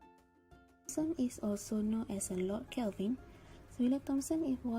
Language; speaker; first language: English; non-native, local second language; Malay